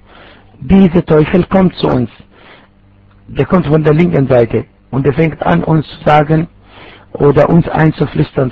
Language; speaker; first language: German; non-native, fluent; Arabic